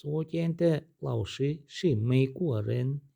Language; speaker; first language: Chinese; non-native, learner; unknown